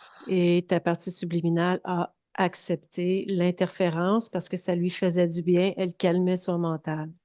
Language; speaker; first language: French; native; French